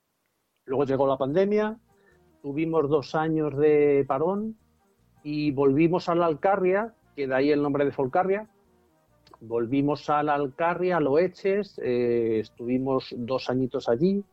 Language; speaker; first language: Spanish; native; Spanish